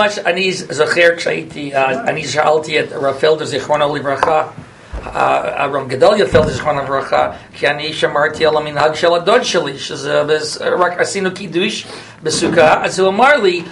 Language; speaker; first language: Hebrew; non-native, fluent; English